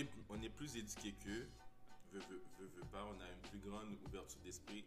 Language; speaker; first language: French; early bilingual, heritage; French